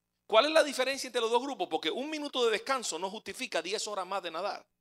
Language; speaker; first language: Spanish; native; Spanish